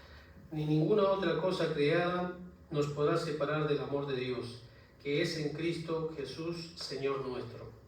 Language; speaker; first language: Spanish; native; Spanish